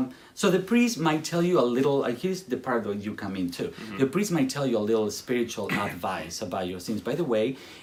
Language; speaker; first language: English; non-native, fluent; Spanish